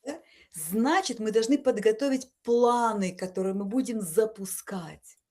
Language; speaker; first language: Russian; native; Russian